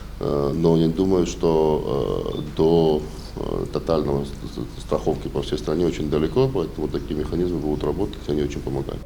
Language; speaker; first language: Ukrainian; non-native, learner; Georgian